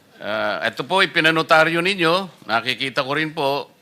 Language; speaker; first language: Filipino; native; Filipino